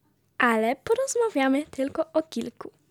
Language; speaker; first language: Polish; early bilingual, heritage; Polish